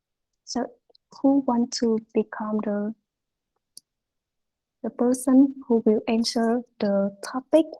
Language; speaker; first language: English; non-native, fluent; Vietnamese